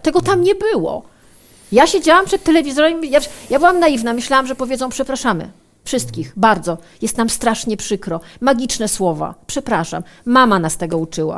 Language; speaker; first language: Polish; native; Polish